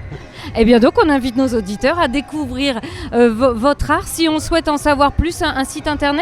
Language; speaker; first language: French; native; French